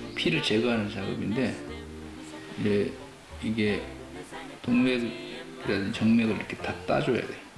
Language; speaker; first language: Korean; native; Korean